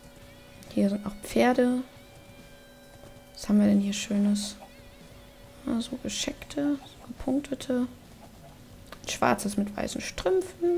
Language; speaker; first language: German; native; German